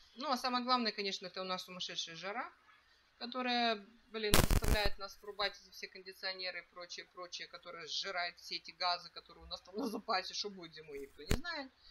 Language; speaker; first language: Russian; native; Russian